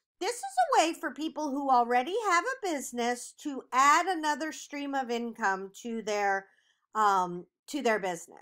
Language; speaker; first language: English; native; English